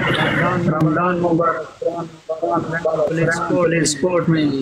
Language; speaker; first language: English; non-native, learner; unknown